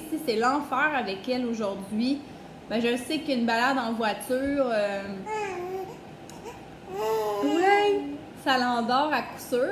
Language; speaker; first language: French; native; French